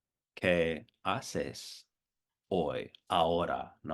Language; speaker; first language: Spanish; non-native, fluent; English